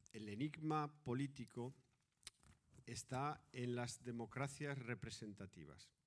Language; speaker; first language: Spanish; native; Spanish